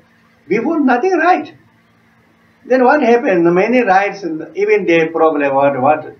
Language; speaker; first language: English; non-native, learner; Tibetan